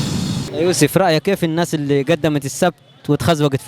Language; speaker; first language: Arabic; native; Arabic